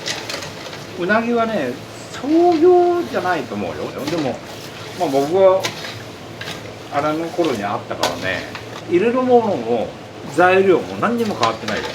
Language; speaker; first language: Japanese; native; Japanese